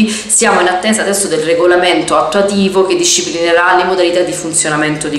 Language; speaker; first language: Italian; native; Italian